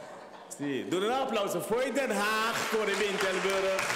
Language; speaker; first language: Dutch; non-native, local second language; Papiamento